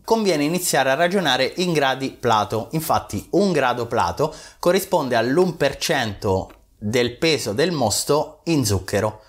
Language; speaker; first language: Italian; native; Italian